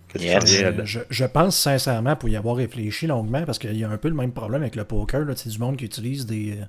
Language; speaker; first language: French; native; French